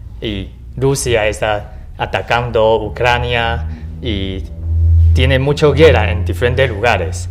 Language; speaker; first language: Spanish; non-native, learner; Chinese